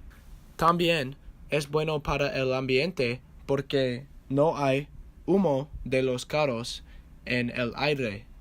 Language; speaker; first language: Spanish; non-native, learner; English